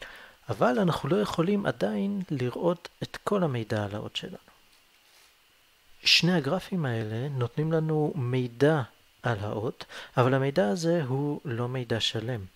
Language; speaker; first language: Hebrew; native; Hebrew